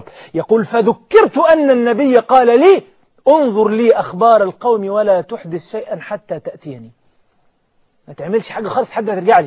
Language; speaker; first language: Arabic; native; Arabic